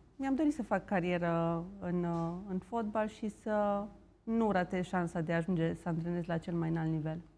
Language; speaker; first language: Romanian; native; Romanian